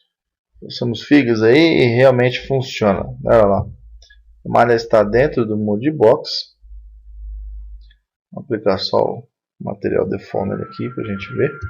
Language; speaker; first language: Portuguese; native; Portuguese